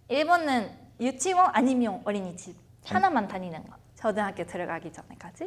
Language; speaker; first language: Korean; non-native, fluent; Japanese